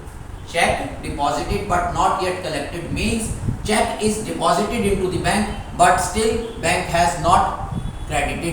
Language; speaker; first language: English; non-native, local second language; Hindi